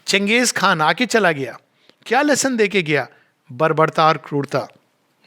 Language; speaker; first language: Hindi; native; Hindi